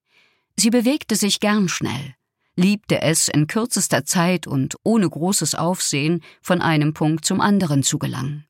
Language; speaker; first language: German; native; German